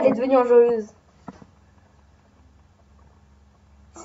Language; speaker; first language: French; native; French